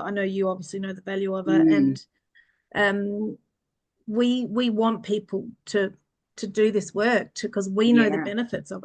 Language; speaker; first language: English; early bilingual, other home language; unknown